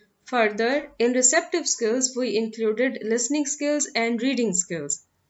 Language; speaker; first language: English; non-native, local second language; Urdu